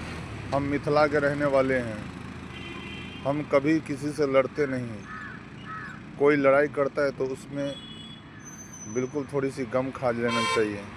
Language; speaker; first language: Hindi; non-native, local second language; Maithili